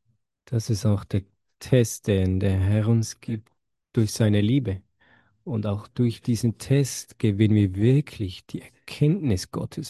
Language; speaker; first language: German; non-native, fluent; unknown